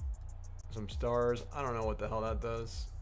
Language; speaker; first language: English; native; English